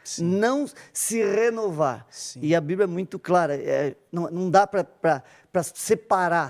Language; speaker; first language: Portuguese; native; Portuguese